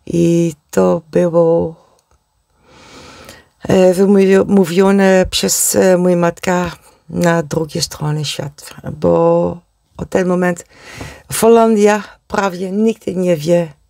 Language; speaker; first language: Polish; non-native, learner; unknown